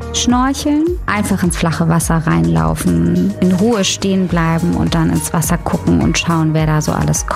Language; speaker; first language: German; native; German